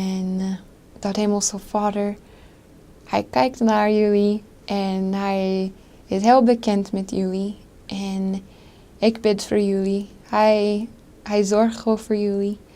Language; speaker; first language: Dutch; non-native, fluent; English